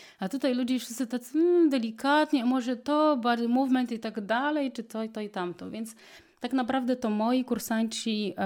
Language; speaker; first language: Polish; non-native, fluent; Portuguese